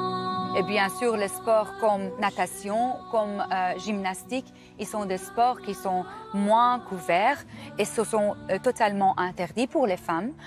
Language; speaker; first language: French; non-native, fluent; Persian